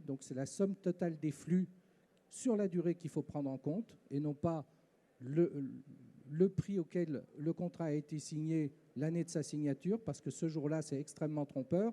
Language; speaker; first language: French; native; French